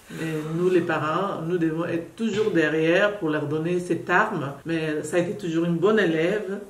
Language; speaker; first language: French; non-native, fluent; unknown